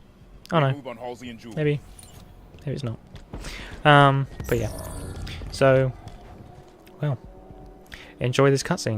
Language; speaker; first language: English; native; English